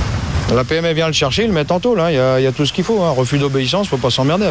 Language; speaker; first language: French; native; French